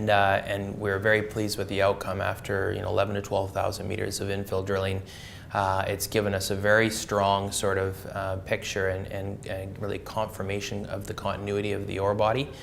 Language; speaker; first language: English; native; English